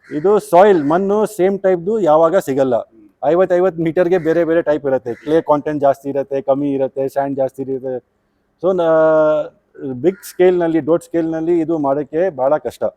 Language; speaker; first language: Kannada; non-native, local second language; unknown